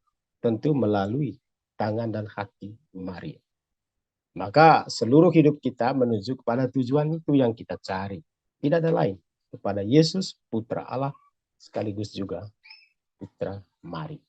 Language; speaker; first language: Indonesian; native; Indonesian